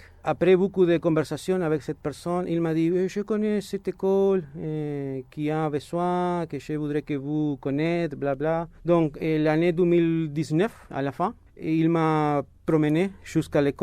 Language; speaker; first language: French; non-native, fluent; Spanish